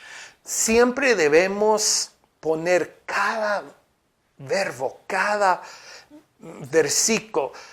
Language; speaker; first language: Spanish; non-native, fluent; English